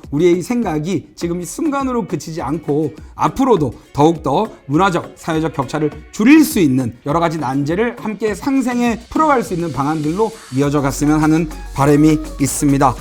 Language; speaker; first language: Korean; native; Korean